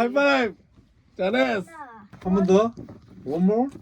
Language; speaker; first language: Korean; native; Korean